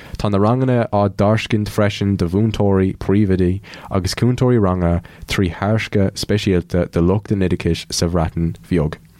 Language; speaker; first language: Irish; non-native, local second language; English